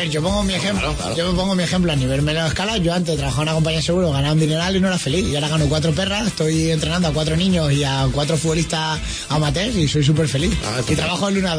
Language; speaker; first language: Spanish; native; Spanish